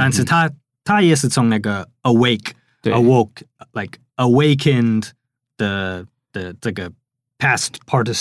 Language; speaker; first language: Chinese; non-native, fluent; English